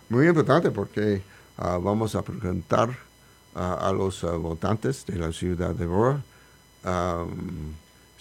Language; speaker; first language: Spanish; non-native, learner; English